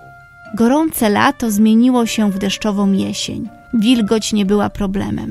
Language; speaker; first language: Polish; native; Polish